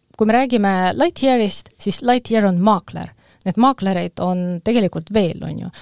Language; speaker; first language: Estonian; non-native, local second language; Russian